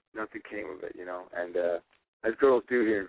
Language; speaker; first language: English; native; English